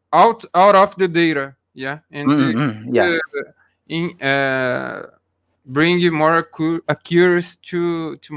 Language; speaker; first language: English; non-native, learner; Portuguese